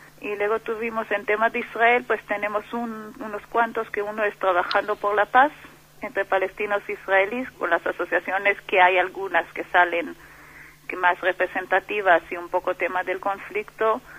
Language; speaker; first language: Spanish; non-native, fluent; Hebrew